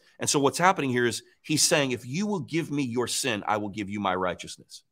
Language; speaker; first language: English; native; English